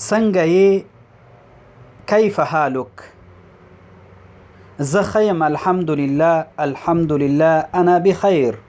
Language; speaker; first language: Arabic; non-native, fluent; Pashto